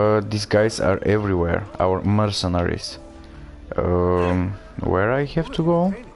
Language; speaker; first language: English; non-native, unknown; Bulgarian